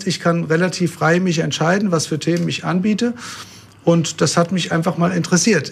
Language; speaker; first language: German; native; German